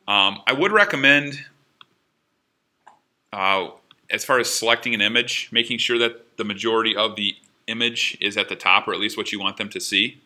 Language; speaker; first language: English; native; English